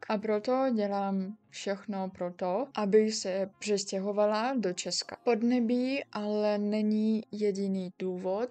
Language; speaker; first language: Czech; non-native, learner; Portuguese